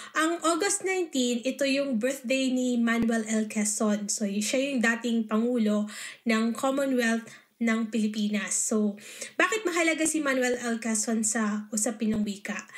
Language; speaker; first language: Filipino; native; Filipino